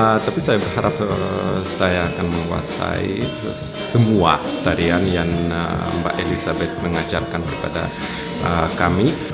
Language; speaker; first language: Indonesian; non-native, fluent; Russian